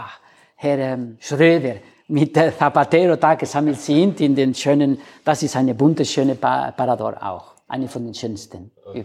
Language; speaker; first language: German; non-native, fluent; Spanish